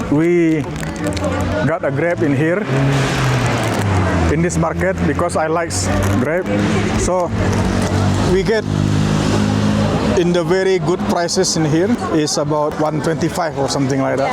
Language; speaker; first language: English; non-native, fluent; Indonesian